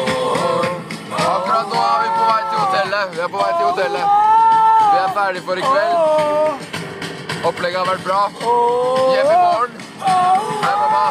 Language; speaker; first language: Norwegian; native; Norwegian